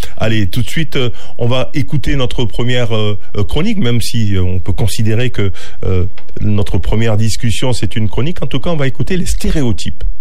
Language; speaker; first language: French; native; French